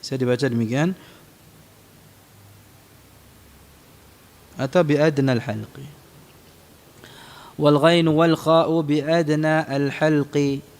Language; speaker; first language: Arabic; non-native, fluent; Indonesian